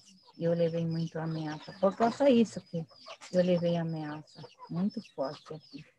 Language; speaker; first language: Portuguese; non-native, local second language; Guarani